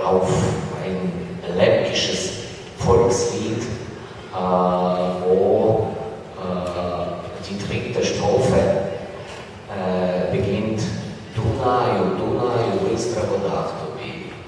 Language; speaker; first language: German; non-native, fluent; Ukrainian